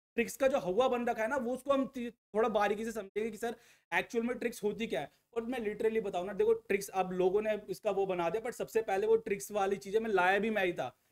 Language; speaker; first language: Hindi; native; Hindi